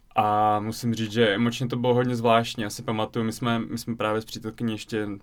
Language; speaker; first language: Czech; native; Czech